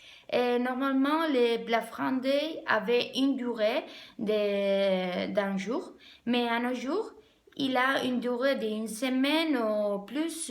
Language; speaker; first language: French; non-native, learner; Spanish